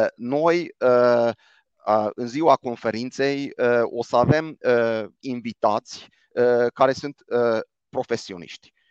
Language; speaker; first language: Romanian; non-native, local second language; Hungarian